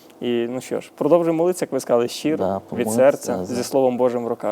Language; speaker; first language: Ukrainian; native; Ukrainian